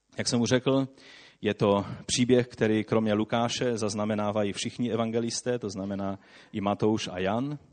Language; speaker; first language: Czech; non-native, local second language; Polish